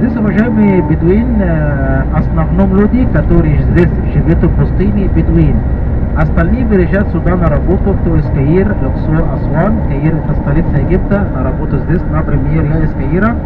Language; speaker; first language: Russian; non-native, learner; Arabic